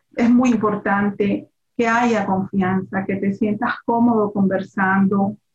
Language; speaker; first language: Spanish; native; Spanish